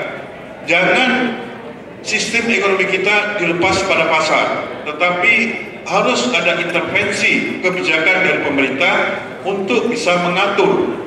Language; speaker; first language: Indonesian; native; Indonesian